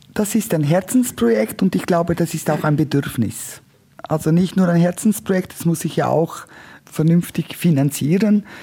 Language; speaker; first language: German; non-native, local second language; Romansh